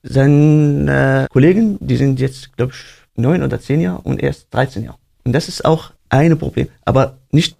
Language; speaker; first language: German; non-native, learner; Arabic